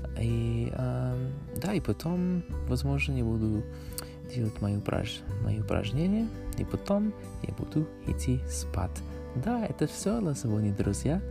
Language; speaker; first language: Russian; non-native, learner; English